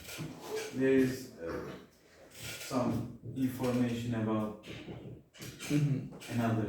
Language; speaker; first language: English; non-native, learner; Turkish